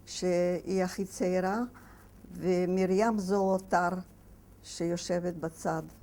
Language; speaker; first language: Hebrew; non-native, fluent; Yiddish